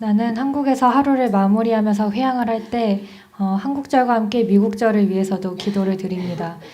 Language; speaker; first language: Korean; native; Korean